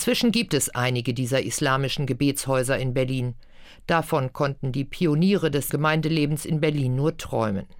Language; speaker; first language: German; native; German